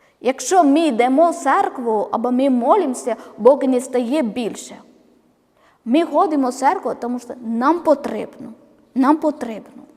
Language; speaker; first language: Ukrainian; non-native, learner; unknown